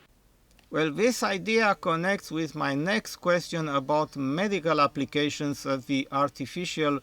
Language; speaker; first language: English; non-native, fluent; Romanian